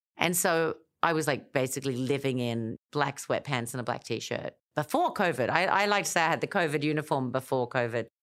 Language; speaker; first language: English; native; English